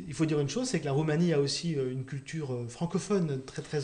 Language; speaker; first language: French; native; French